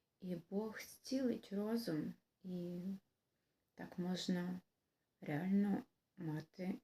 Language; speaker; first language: Ukrainian; native; Ukrainian